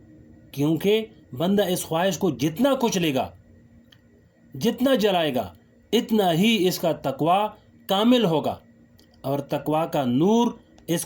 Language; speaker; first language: Urdu; native; Urdu